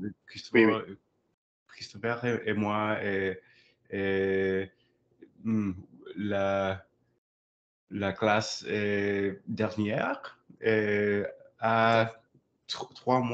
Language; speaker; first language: French; non-native, learner; English